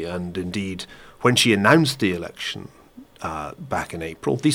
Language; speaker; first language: English; native; English